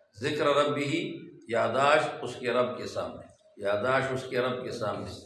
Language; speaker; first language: Urdu; non-native, local second language; Pashto